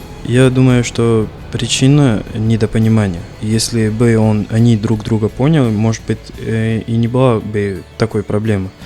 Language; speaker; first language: Russian; non-native, fluent; Arabic